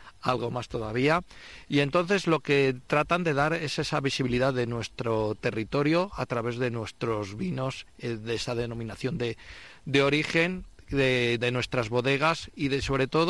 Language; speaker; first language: Spanish; native; Spanish